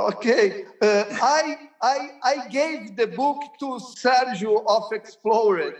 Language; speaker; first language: English; non-native, learner; Portuguese